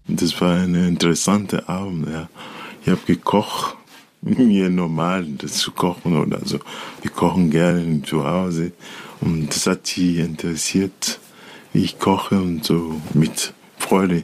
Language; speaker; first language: German; non-native, learner; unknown